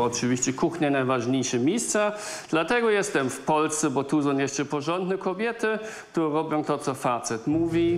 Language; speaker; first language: Polish; non-native, fluent; German